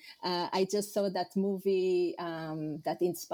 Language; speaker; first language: English; non-native, fluent; Hebrew